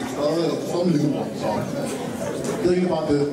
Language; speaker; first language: Danish; early bilingual, other home language; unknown